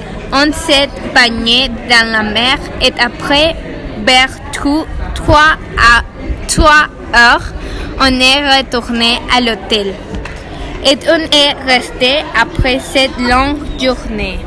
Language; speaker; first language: French; non-native, learner; Spanish